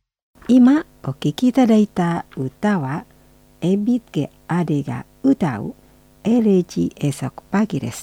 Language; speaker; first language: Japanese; non-native, fluent; Indonesian